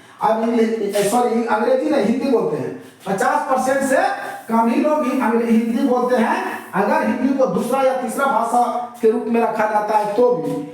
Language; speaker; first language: Hindi; native; Hindi